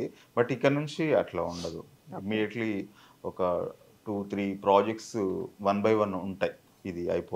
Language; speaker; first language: Telugu; native; Telugu